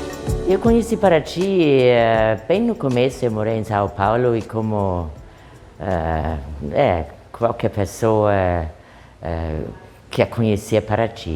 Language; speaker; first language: Portuguese; non-native, fluent; German